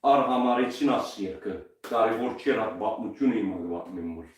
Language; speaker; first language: Armenian; early bilingual, heritage; Armenian